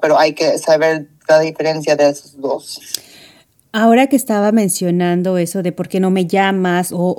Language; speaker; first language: Spanish; early bilingual, heritage; Spanish